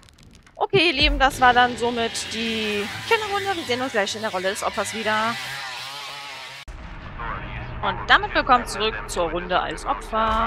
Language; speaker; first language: German; native; German